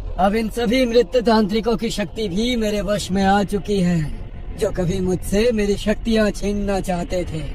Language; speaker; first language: Hindi; native; Hindi